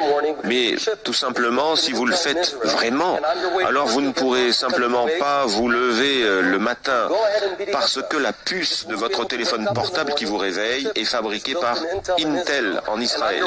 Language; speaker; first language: French; native; French